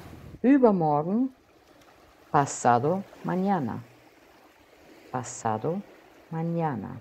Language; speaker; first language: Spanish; non-native, fluent; German